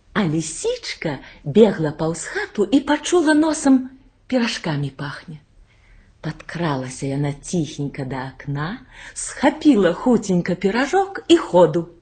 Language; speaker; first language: Belarusian; native; Belarusian